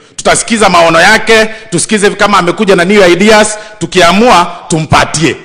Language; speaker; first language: Swahili; non-native, local second language; Gusii